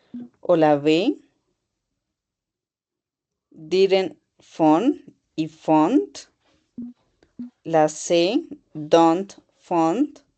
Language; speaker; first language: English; non-native, learner; Spanish